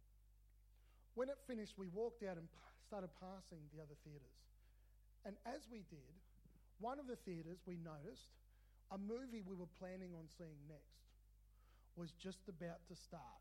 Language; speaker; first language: English; native; English